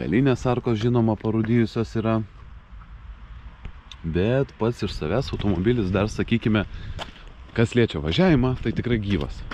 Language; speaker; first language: Lithuanian; native; Lithuanian